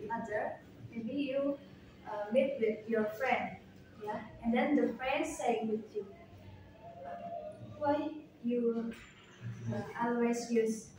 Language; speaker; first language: English; non-native, learner; Indonesian